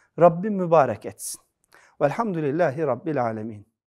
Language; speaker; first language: Turkish; native; Turkish